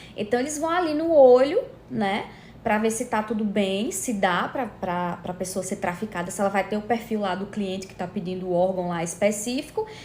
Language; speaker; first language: Portuguese; native; Portuguese